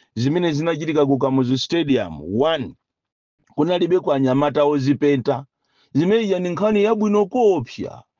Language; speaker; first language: Nyanja; native; Nyanja